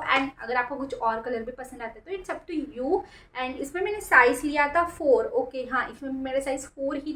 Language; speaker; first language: Hindi; native; Hindi